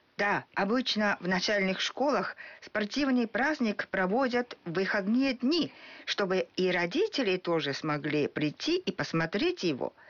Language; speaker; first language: Russian; non-native, fluent; Japanese